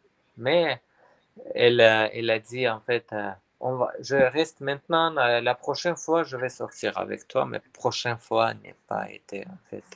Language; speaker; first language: French; non-native, learner; Armenian